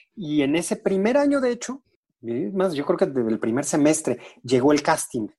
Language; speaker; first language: Spanish; native; Spanish